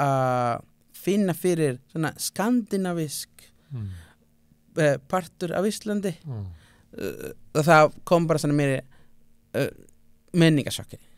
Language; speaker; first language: Icelandic; non-native, learner; Spanish